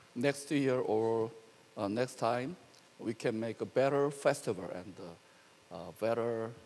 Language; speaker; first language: English; non-native, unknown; Korean